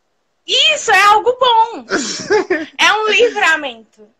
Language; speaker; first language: Portuguese; native; Portuguese